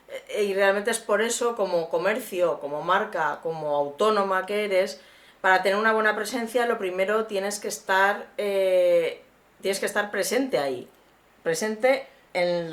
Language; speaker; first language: Spanish; native; Spanish